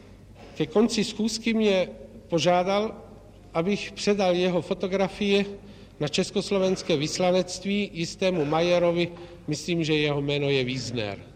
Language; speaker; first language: Czech; native; Czech